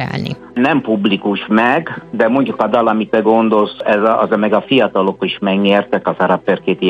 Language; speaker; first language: Hungarian; non-native, fluent; Italian